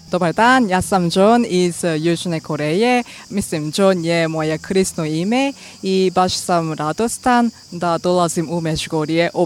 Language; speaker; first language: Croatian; non-native, learner; Korean